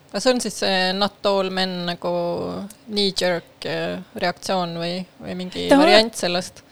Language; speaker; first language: Estonian; native; Estonian